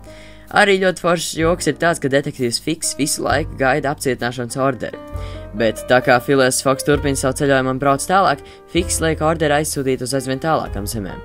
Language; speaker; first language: Latvian; native; Latvian